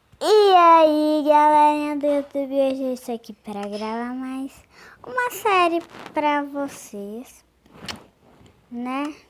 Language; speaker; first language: Portuguese; native; Portuguese